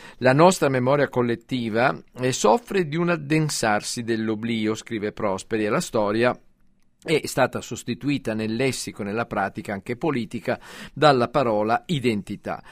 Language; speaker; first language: Italian; native; Italian